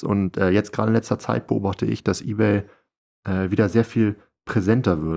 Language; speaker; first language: German; native; German